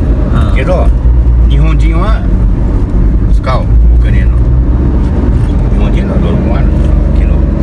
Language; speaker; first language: Japanese; non-native, learner; Portuguese